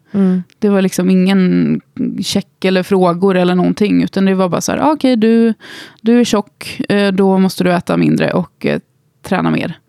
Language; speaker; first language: Swedish; native; Swedish